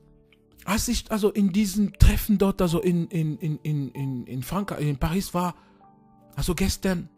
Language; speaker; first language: German; non-native, fluent; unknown